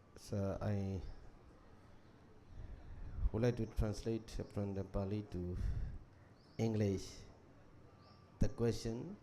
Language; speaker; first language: English; non-native, fluent; Burmese